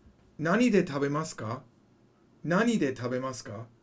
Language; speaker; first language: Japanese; non-native, fluent; English